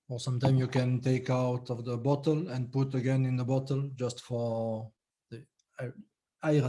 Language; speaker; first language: English; non-native, learner; French